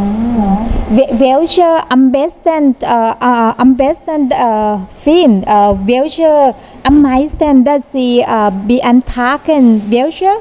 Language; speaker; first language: German; non-native, learner; Thai